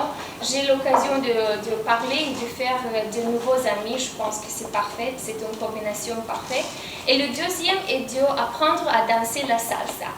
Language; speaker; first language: French; non-native, fluent; Romanian